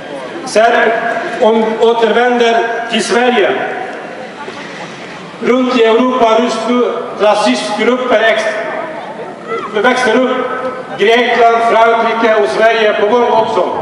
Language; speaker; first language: Swedish; non-native, fluent; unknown